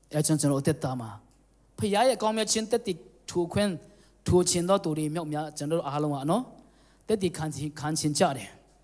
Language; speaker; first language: Burmese; non-native, local second language; Tedim Chin